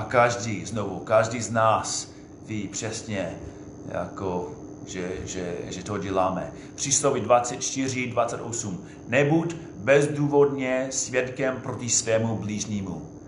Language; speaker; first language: Czech; non-native, fluent; English